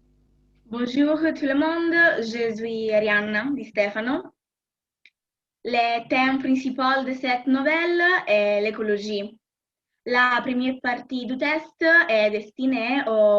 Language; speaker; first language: French; non-native, learner; Italian